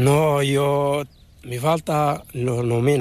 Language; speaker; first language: Spanish; non-native, learner; Arabic